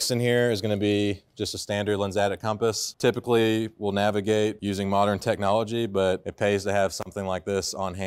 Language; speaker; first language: English; native; English